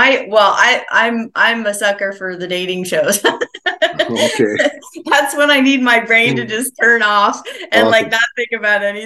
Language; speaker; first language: English; native; English